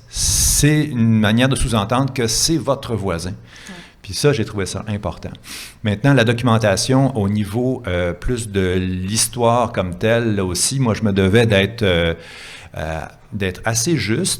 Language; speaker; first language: French; native; French